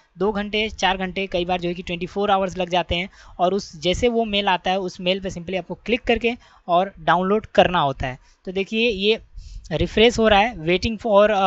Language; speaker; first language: Hindi; native; Hindi